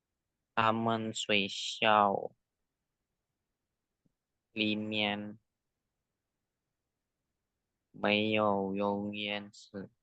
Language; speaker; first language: Chinese; non-native, learner; Indonesian